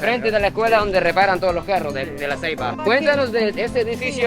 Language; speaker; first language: Spanish; non-native, fluent; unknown